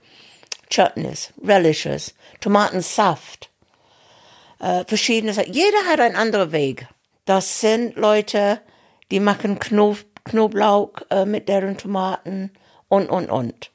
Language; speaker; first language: German; non-native, fluent; English